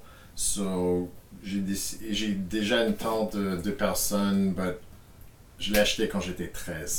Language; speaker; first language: French; non-native, fluent; English